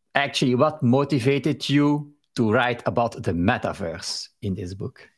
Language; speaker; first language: English; non-native, fluent; Dutch